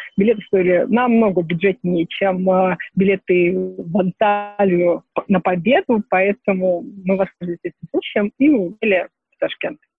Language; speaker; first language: Russian; native; Russian